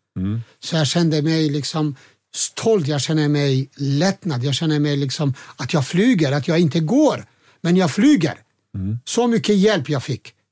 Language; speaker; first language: Swedish; non-native, fluent; Albanian